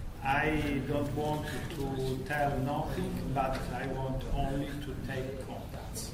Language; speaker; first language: English; non-native, learner; Italian